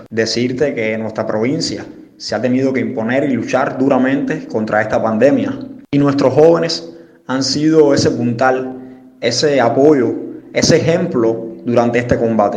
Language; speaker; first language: Spanish; native; Spanish